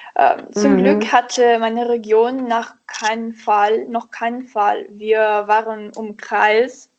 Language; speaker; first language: German; non-native, learner; Italian